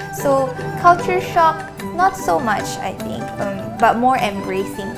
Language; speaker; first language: English; non-native, local second language; Chinese